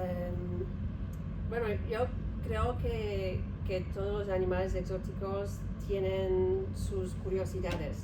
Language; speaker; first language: Spanish; non-native, learner; Polish